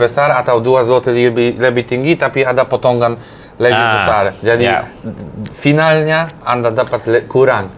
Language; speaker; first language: Indonesian; non-native, fluent; Polish